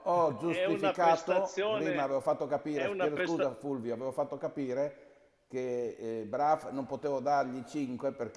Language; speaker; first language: Italian; native; Italian